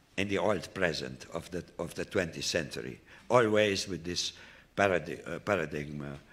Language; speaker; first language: English; non-native, fluent; Romanian